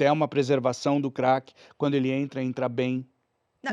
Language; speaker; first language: Portuguese; native; Portuguese